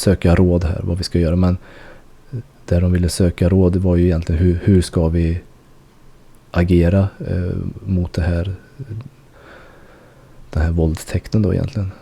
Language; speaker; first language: Swedish; native; Swedish